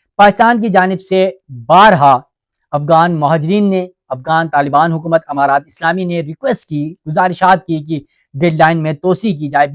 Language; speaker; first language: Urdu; non-native, local second language; Shina